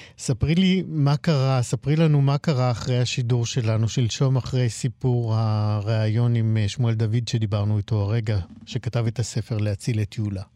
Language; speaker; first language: Hebrew; native; Hebrew